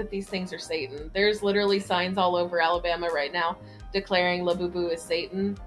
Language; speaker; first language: English; native; English